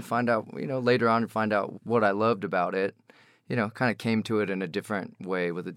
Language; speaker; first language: English; native; English